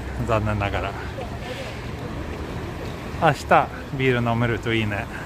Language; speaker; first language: Japanese; non-native, fluent; Swedish